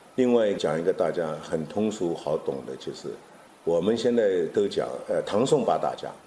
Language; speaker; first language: Chinese; native; Chinese